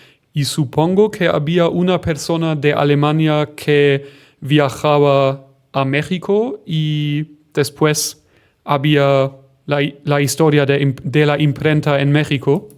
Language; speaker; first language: Spanish; non-native, fluent; German